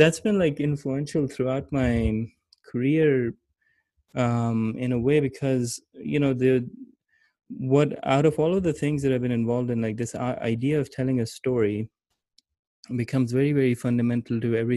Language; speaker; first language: English; non-native, local second language; Urdu